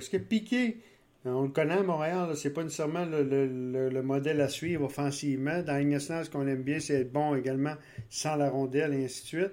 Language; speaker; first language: French; native; French